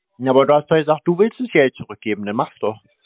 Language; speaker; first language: German; native; German